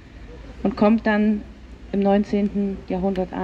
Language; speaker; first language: German; native; German